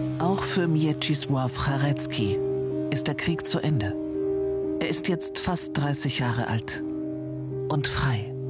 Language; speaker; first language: German; native; German